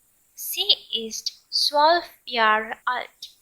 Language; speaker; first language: German; non-native, learner; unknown